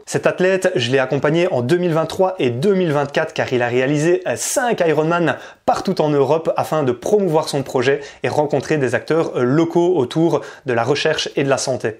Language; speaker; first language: French; native; French